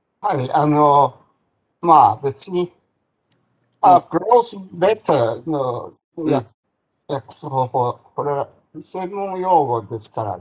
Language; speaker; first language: Japanese; non-native, learner; Chinese